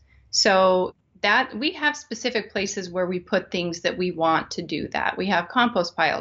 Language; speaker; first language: English; native; English